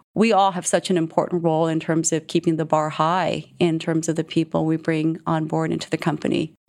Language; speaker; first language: English; early bilingual, other home language; Korean